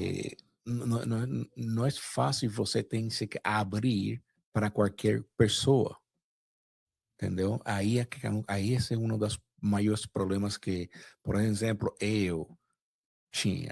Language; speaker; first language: Portuguese; non-native, fluent; Spanish